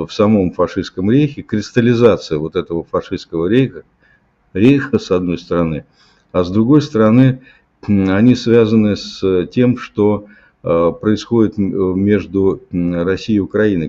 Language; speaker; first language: Russian; native; Russian